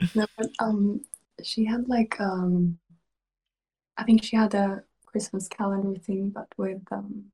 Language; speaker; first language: English; non-native, fluent; Swedish